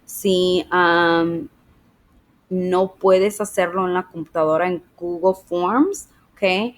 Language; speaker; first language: Spanish; early bilingual, heritage; Spanish